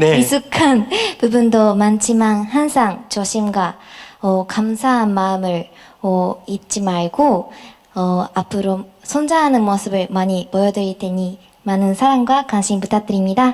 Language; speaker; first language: Korean; non-native, fluent; Japanese